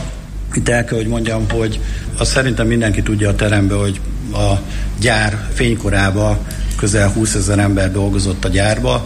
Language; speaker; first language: Hungarian; native; Hungarian